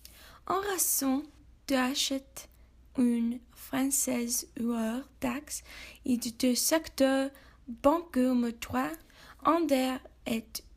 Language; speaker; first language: French; non-native, learner; English